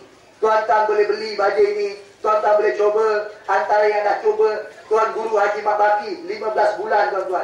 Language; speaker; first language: Malay; native; Malay